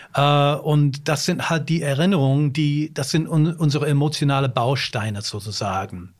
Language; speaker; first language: German; non-native, fluent; English